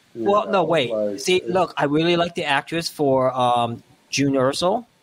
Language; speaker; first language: English; non-native, local second language; Cantonese